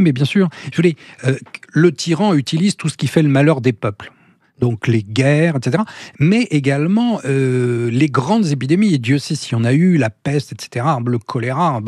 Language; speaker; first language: French; native; French